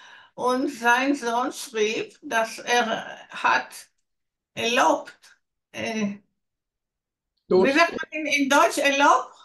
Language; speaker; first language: German; non-native, learner; Hebrew